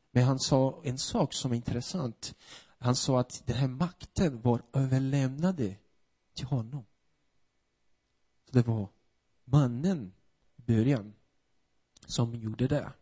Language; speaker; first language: Swedish; non-native, fluent; Portuguese